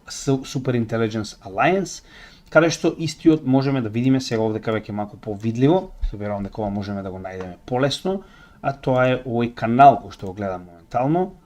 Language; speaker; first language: Macedonian; native; Macedonian